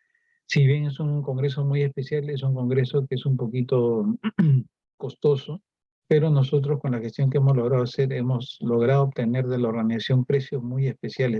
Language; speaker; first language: Spanish; native; Spanish